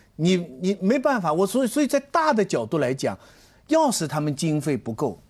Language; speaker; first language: Chinese; native; Chinese